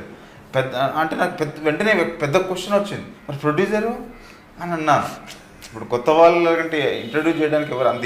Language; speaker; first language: Telugu; native; Telugu